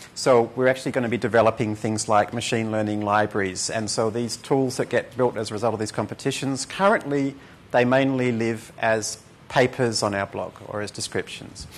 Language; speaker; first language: English; native; English